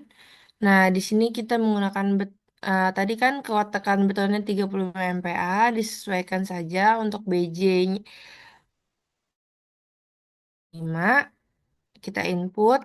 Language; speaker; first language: Indonesian; native; Indonesian